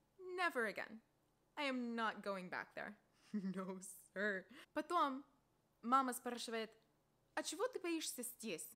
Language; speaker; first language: Russian; non-native, fluent; English